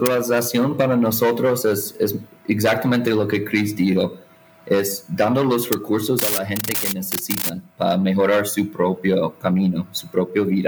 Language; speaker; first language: Spanish; non-native, fluent; English